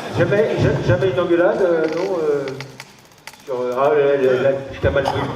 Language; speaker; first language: French; native; French